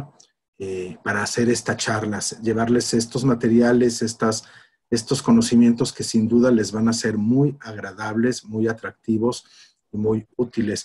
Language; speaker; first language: Spanish; native; Spanish